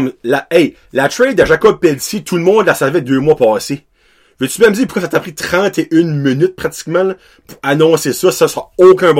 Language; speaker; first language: French; native; French